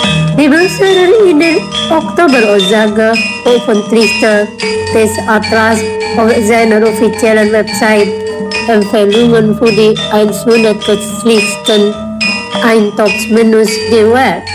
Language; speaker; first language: German; non-native, fluent; Indonesian